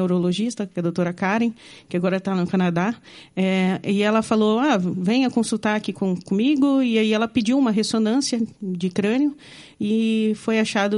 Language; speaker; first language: Portuguese; native; Portuguese